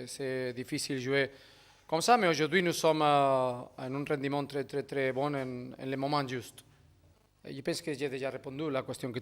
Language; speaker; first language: French; non-native, fluent; Spanish